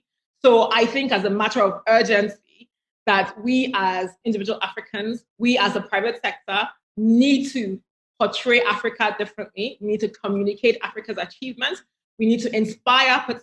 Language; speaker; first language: English; non-native, local second language; Igbo